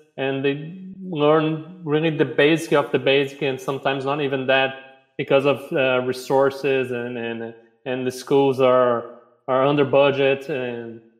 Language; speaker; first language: English; non-native, fluent; Portuguese